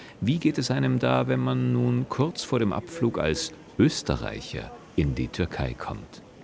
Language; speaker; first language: German; native; German